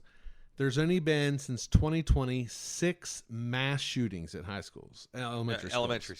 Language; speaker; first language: English; native; English